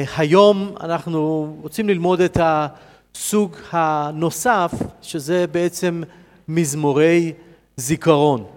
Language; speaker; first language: Hebrew; non-native, fluent; English